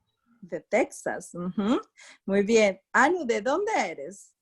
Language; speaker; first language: Spanish; non-native, fluent; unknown